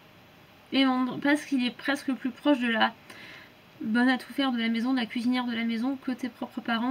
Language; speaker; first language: French; native; French